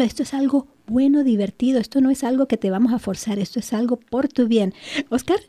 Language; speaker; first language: Spanish; native; Spanish